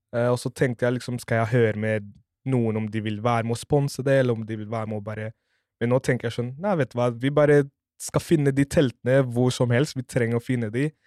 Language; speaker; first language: Norwegian; non-native, fluent; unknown